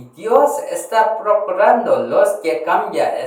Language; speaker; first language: Spanish; non-native, learner; Korean